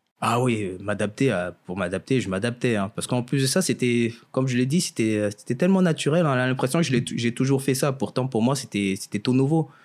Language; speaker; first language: French; early bilingual, other home language; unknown